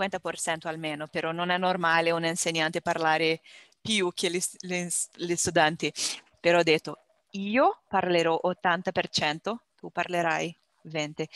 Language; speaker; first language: Italian; non-native, learner; Portuguese